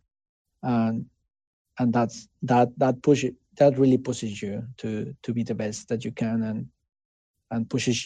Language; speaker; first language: English; non-native, fluent; Spanish